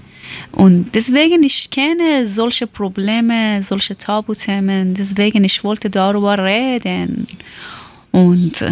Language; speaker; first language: German; non-native, learner; Persian